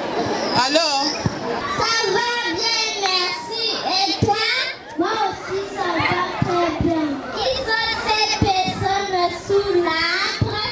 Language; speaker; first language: French; non-native, learner; Kinyarwanda